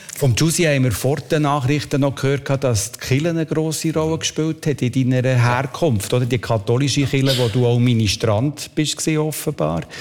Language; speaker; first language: German; native; German